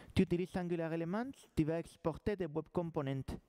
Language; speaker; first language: French; non-native, fluent; Spanish